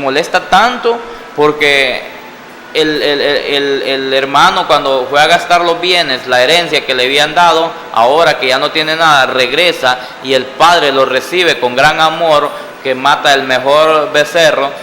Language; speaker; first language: Spanish; native; Spanish